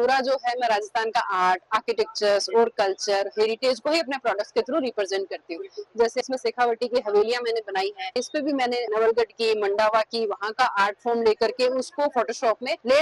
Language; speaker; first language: Hindi; native; Hindi